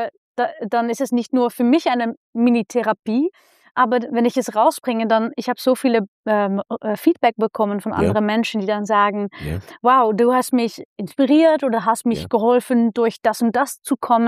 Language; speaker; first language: German; non-native, fluent; Dutch